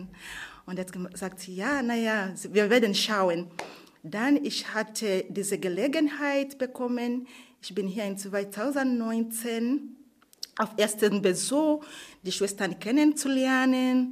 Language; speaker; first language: German; non-native, learner; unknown